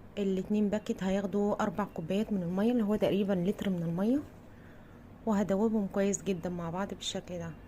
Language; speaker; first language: Arabic; native; Arabic